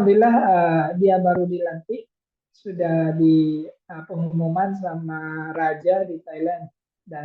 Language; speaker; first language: Indonesian; non-native, fluent; Thai